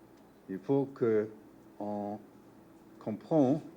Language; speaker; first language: French; non-native, learner; English